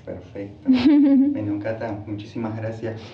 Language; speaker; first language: Spanish; native; Spanish